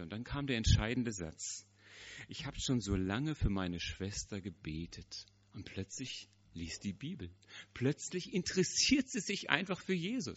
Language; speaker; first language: German; native; German